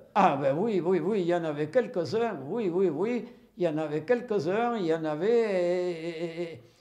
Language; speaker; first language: French; native; French